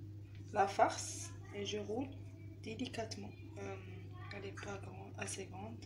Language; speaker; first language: French; non-native, learner; Arabic